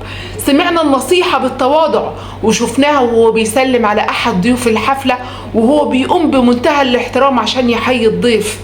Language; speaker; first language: Arabic; native; Arabic